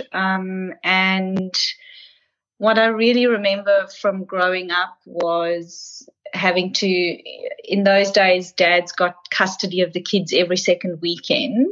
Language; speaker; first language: English; native; English